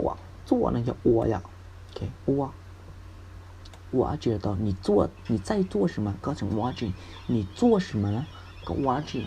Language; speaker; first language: Chinese; non-native, fluent; Hmong